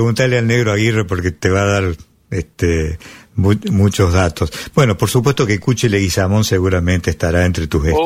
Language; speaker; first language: Spanish; native; Spanish